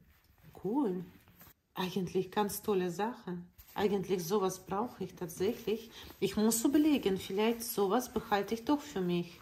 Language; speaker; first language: German; non-native, learner; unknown